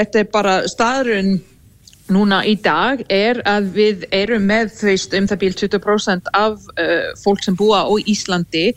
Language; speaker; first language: Icelandic; non-native, fluent; English